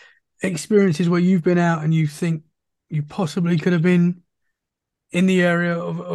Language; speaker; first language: English; native; English